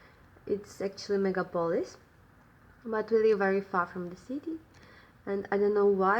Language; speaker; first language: English; non-native, learner; Russian